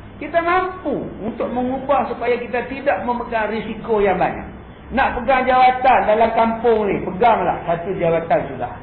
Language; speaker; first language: Malay; native; Malay